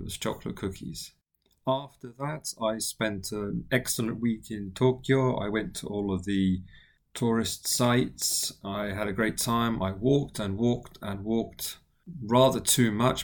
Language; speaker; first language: English; native; English